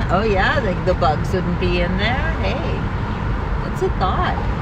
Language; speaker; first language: English; native; English